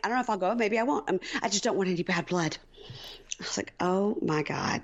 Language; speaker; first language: English; native; English